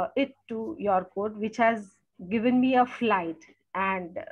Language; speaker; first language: English; non-native, local second language; Gujarati